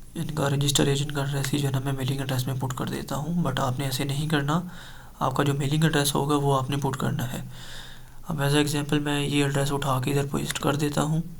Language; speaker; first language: Urdu; non-native, local second language; Punjabi